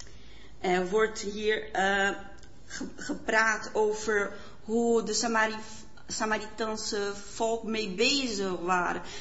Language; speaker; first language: Dutch; non-native, fluent; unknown